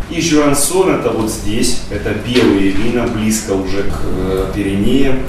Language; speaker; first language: Russian; native; Russian